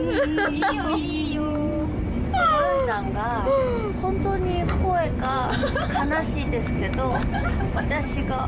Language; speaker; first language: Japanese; non-native, learner; Korean